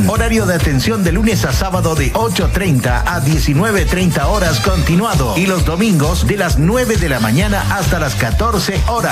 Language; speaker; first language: Spanish; native; Spanish